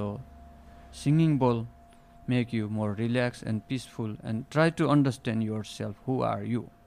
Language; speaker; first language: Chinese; non-native, fluent; Nepali